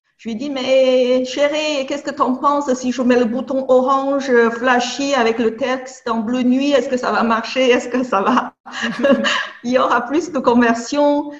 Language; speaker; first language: French; non-native, fluent; Chinese